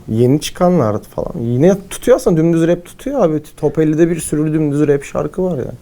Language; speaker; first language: Turkish; native; Turkish